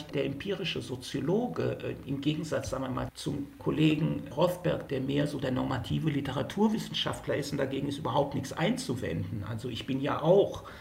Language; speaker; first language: German; native; German